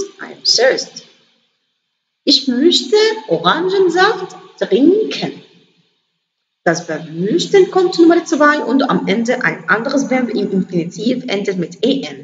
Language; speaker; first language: German; non-native, learner; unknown